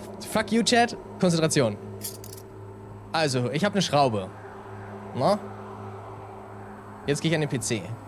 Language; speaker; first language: German; native; German